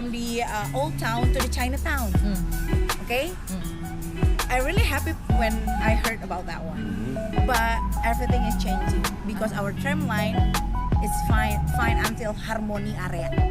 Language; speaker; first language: English; non-native, learner; Indonesian